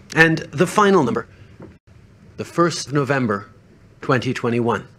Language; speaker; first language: English; early bilingual, other home language; French